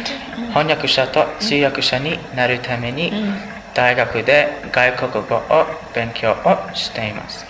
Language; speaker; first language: Japanese; non-native, learner; English